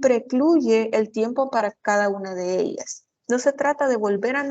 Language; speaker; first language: Spanish; native; Spanish